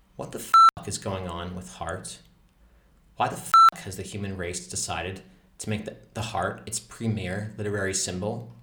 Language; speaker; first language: English; native; English